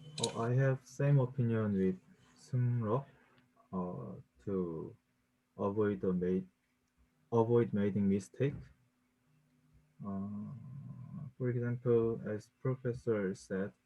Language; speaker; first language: English; non-native, learner; Korean